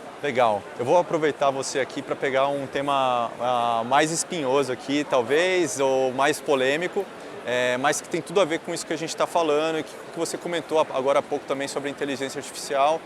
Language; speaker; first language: Portuguese; native; Portuguese